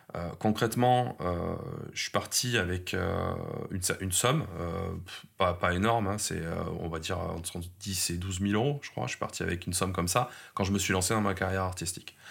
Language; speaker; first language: French; native; French